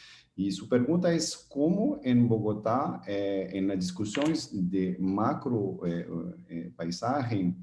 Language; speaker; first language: Spanish; non-native, fluent; Portuguese